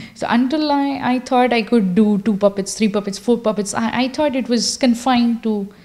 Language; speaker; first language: English; non-native, local second language; Kannada